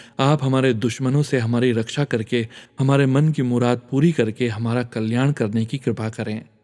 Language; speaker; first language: Hindi; native; Hindi